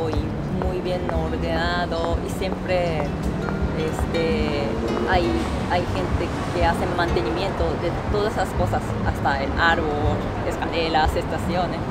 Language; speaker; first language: Spanish; non-native, fluent; Japanese